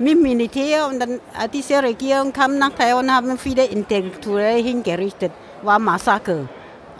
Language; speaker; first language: German; non-native, fluent; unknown